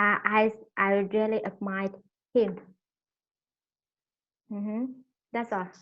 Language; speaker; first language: English; non-native, learner; Vietnamese